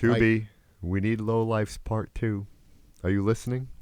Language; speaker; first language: English; native; English